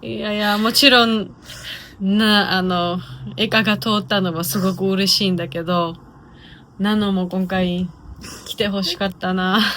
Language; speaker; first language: Japanese; non-native, fluent; Georgian